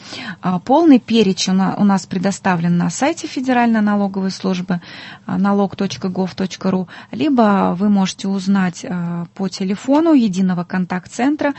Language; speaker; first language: Russian; native; Russian